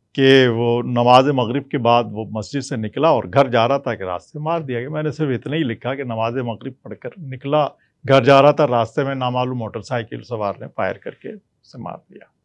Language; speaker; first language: Urdu; native; Urdu